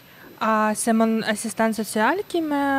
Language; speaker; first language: French; non-native, learner; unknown